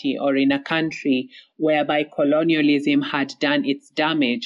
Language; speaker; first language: English; non-native, local second language; Somali